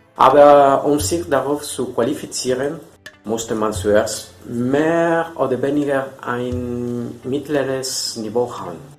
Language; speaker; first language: German; non-native, fluent; Spanish